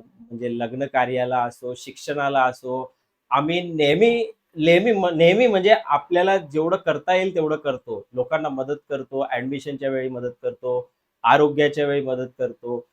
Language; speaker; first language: Marathi; non-native, local second language; Hindi